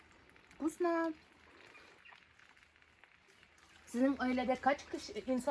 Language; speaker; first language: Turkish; non-native, learner; Russian